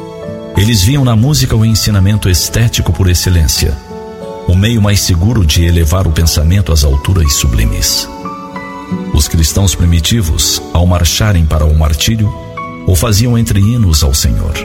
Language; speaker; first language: Portuguese; native; Portuguese